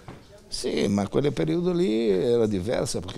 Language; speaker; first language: Italian; non-native, fluent; Portuguese